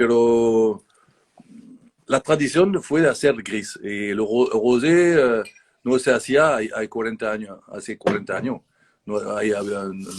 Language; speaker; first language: Spanish; non-native, learner; French